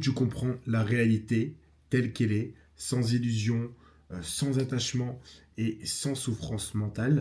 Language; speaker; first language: French; native; French